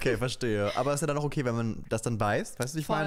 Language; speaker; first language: German; native; German